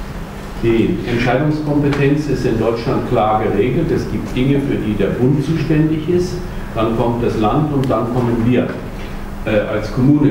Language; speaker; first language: German; native; German